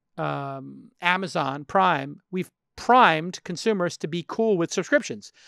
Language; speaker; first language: English; native; English